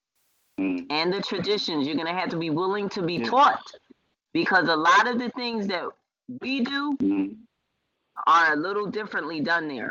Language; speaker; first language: English; native; English